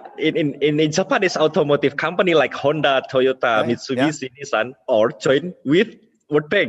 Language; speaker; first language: English; non-native, local second language; Indonesian